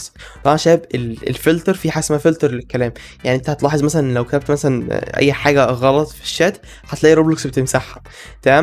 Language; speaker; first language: Arabic; native; Arabic